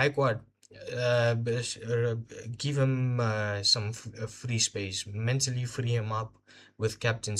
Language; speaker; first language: English; non-native, local second language; Hindi